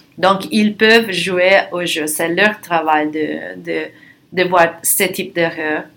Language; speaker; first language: French; non-native, fluent; Italian